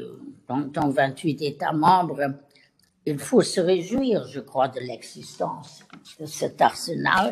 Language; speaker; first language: French; non-native, local second language; Luxembourgish